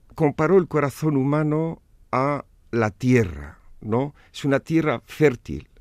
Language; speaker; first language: Spanish; non-native, fluent; Arabic